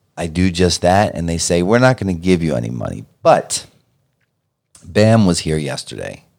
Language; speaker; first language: English; native; English